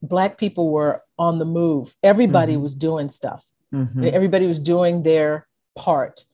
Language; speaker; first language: English; native; English